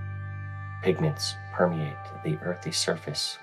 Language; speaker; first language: English; native; English